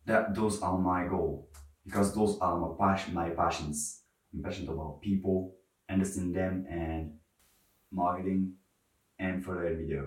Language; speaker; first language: English; non-native, fluent; French